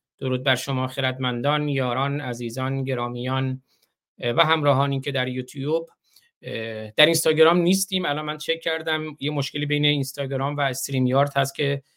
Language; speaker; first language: Persian; non-native, local second language; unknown